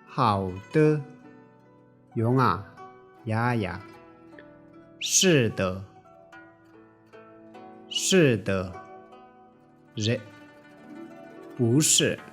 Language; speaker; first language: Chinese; non-native, fluent; Tibetan